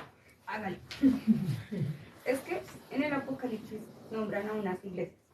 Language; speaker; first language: Spanish; native; Spanish